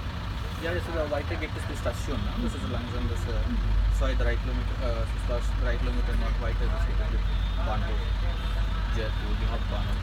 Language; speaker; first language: German; non-native, learner; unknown